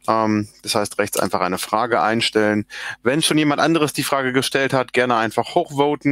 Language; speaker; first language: German; native; German